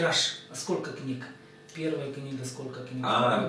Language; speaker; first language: Russian; native; Russian